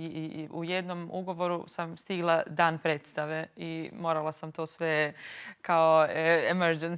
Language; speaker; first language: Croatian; non-native, local second language; Albanian